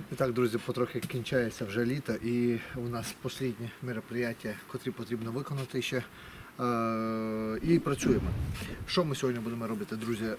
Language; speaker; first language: Ukrainian; non-native, local second language; Russian